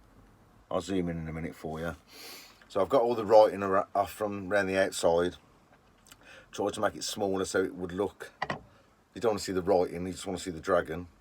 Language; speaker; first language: English; native; English